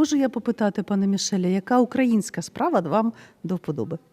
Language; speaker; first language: Ukrainian; native; Ukrainian